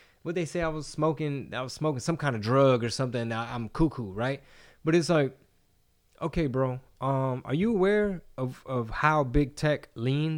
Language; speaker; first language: English; early bilingual, other home language; Spanish